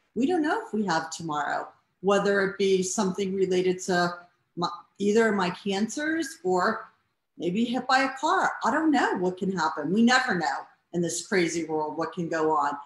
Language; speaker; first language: English; native; English